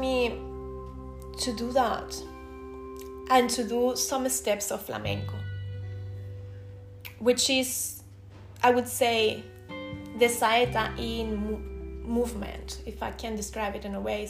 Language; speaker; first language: English; non-native, fluent; Spanish